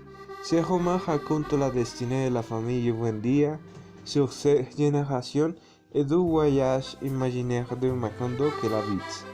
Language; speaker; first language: French; non-native, learner; Spanish